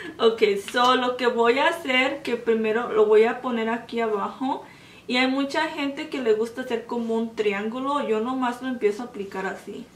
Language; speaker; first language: Spanish; early bilingual, heritage; Spanish